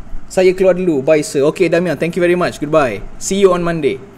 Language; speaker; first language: English; non-native, local second language; Malay